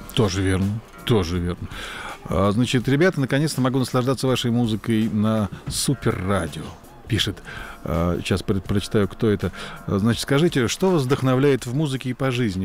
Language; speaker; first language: Russian; native; Russian